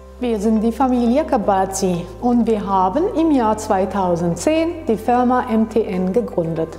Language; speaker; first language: German; non-native, fluent; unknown